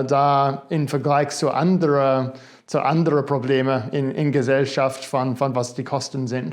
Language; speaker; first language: German; non-native, fluent; English